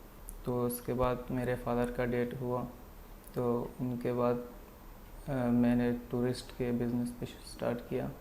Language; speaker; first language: Hindi; non-native, fluent; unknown